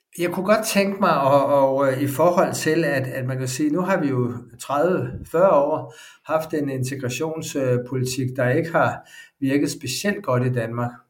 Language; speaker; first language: Danish; native; Danish